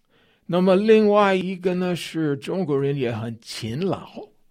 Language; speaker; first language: Chinese; non-native, fluent; English